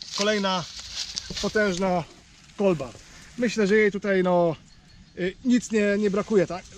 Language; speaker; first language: Polish; native; Polish